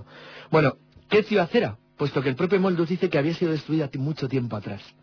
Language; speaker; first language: Spanish; native; Spanish